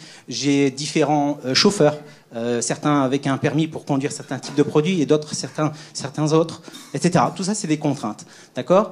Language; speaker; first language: French; native; French